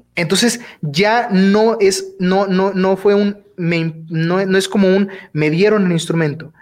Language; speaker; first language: Spanish; native; Spanish